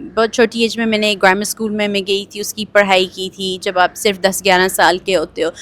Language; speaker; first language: Urdu; early bilingual, heritage; Urdu